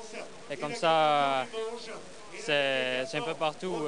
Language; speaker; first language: French; non-native, fluent; Norwegian